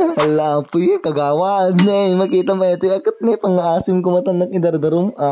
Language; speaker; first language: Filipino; non-native, local second language; Iloko